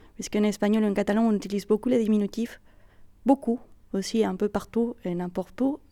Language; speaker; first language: French; non-native, fluent; Spanish